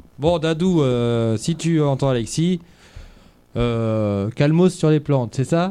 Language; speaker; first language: French; native; French